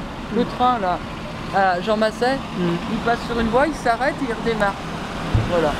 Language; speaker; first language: French; native; French